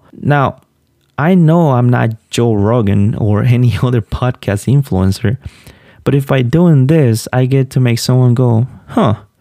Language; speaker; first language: English; non-native, fluent; Spanish